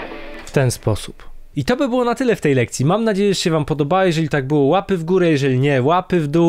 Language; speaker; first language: Polish; native; Polish